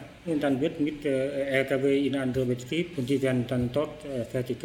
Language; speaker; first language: German; non-native, learner; Vietnamese